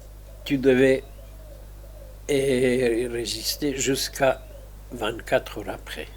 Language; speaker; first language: French; non-native, fluent; Spanish